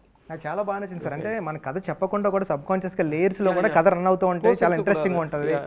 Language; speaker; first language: Telugu; native; Telugu